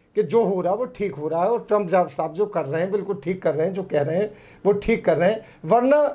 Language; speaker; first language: Urdu; native; Urdu